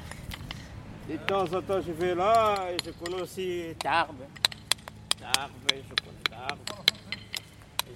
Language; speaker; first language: French; non-native, local second language; Portuguese